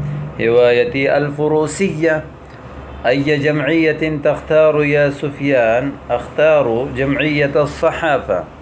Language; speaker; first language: Arabic; non-native, fluent; Urdu